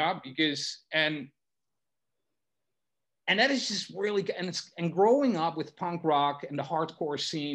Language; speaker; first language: English; non-native, fluent; Dutch